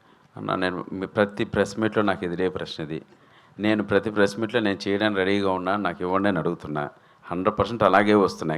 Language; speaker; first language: Telugu; native; Telugu